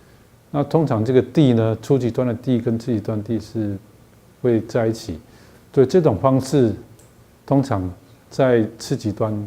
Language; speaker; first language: Chinese; native; Chinese